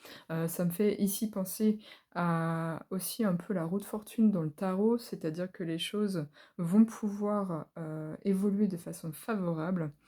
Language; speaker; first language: French; native; French